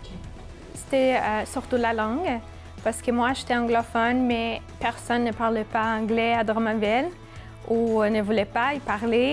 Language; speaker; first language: French; non-native, fluent; Portuguese